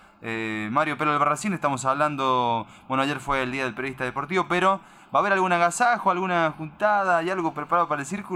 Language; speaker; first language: Spanish; native; Spanish